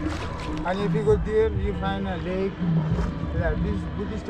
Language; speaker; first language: English; non-native, learner; Nepali